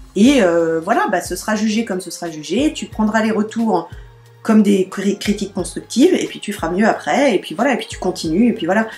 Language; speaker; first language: French; native; French